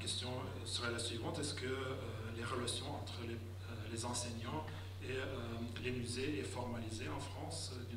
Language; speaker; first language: French; non-native, fluent; Lithuanian